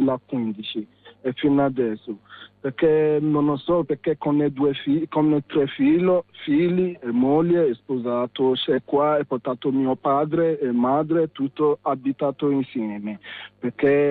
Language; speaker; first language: Italian; non-native, learner; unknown